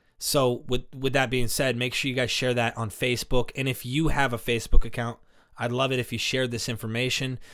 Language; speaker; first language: English; native; English